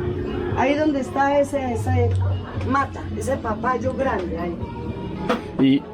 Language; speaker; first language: Spanish; native; Spanish